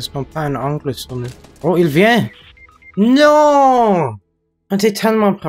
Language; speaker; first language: French; non-native, local second language; English